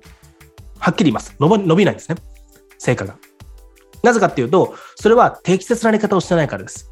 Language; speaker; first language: Japanese; native; Japanese